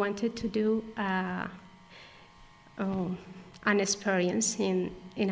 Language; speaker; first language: English; non-native, learner; Spanish